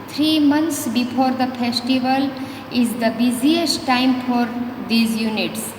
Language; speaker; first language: English; non-native, local second language; Gujarati